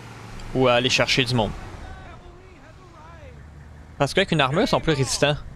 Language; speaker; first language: French; native; French